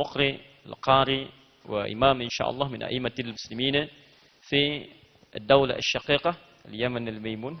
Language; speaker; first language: Arabic; non-native, fluent; Indonesian